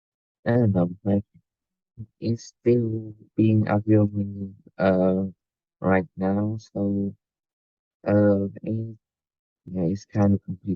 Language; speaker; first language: English; non-native, learner; Vietnamese